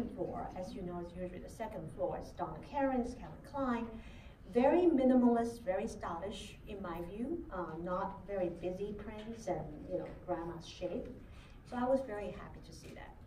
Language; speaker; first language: English; non-native, fluent; Chinese